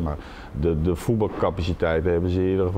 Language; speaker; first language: Dutch; native; Dutch